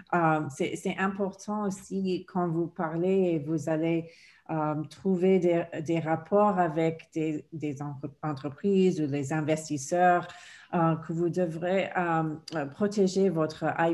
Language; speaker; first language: French; non-native, fluent; English